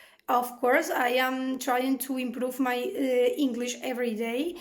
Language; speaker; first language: English; non-native, fluent; Spanish